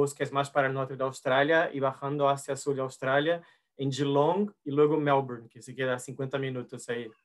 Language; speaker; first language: Spanish; non-native, learner; Portuguese